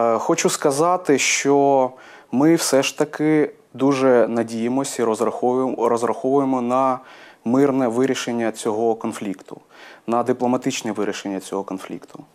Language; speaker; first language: Ukrainian; non-native, local second language; Armenian